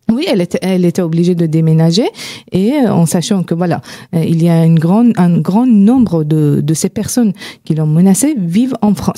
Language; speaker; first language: French; non-native, fluent; Persian